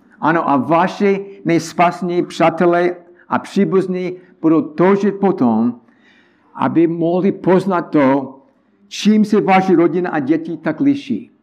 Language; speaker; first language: Czech; non-native, learner; English